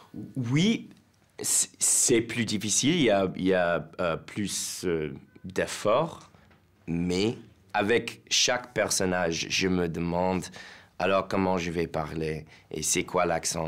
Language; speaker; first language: French; non-native, learner; English